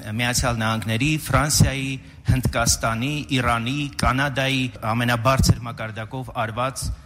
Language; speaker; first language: Armenian; native; Armenian